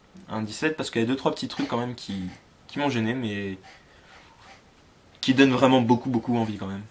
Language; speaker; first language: French; native; French